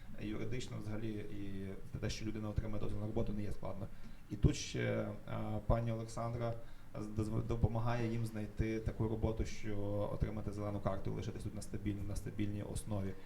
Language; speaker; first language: Ukrainian; native; Ukrainian